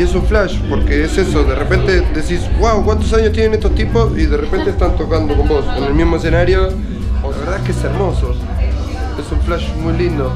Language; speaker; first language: Spanish; native; Spanish